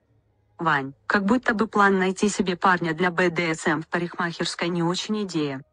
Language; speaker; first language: Russian; native; Russian